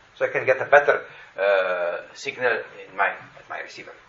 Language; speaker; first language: English; non-native, fluent; Slovenian